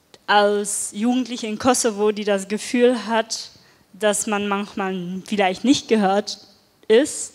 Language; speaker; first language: German; non-native, fluent; Dutch